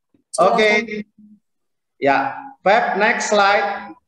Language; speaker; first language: Indonesian; native; Indonesian